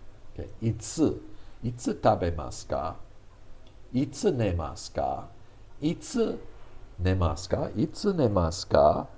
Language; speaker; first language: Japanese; non-native, fluent; English